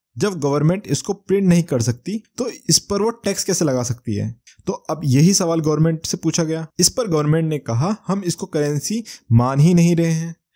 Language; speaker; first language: Hindi; native; Hindi